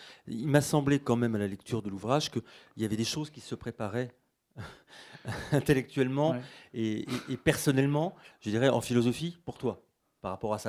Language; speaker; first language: French; native; French